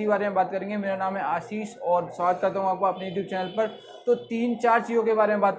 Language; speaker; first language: Hindi; native; Hindi